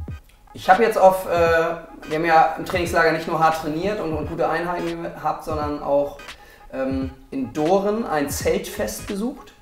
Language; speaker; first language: German; native; German